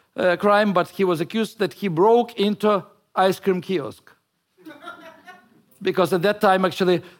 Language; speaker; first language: English; non-native, fluent; Russian